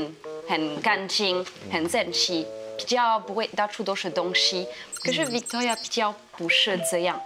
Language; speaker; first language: Chinese; non-native, fluent; French